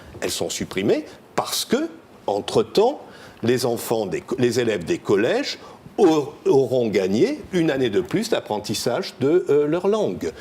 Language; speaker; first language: French; native; French